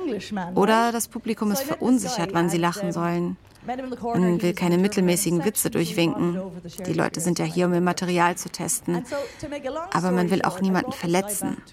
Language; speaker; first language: German; native; German